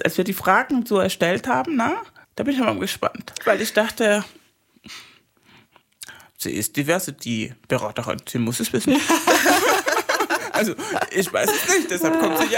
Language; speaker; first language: German; non-native, fluent; Spanish